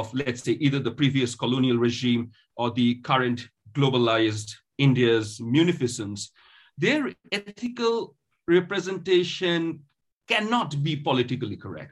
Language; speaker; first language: English; non-native, local second language; Bangla